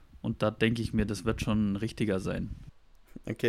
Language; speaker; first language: German; native; German